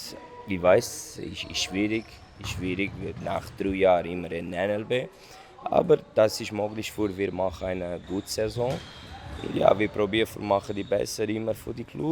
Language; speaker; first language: German; non-native, learner; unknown